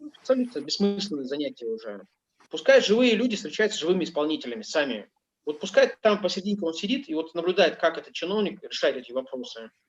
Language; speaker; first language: Russian; non-native, local second language; Ingush